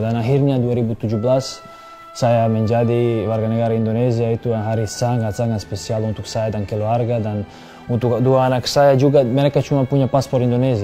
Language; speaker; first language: Indonesian; non-native, fluent; Serbian